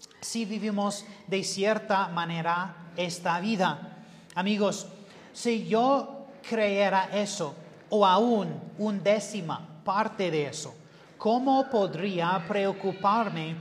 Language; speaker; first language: Spanish; non-native, learner; English